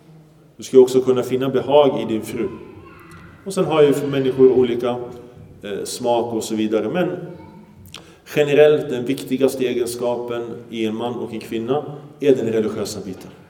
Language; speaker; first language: Swedish; early bilingual, other home language; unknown